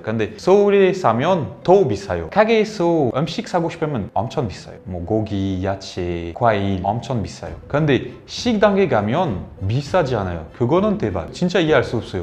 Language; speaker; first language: Korean; non-native, learner; French